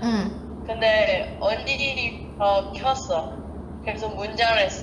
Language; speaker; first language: Korean; non-native, fluent; Chinese